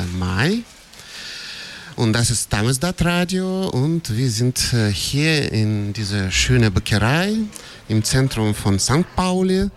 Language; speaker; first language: German; non-native, fluent; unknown